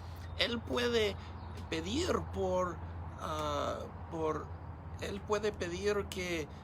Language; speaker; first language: Spanish; non-native, learner; English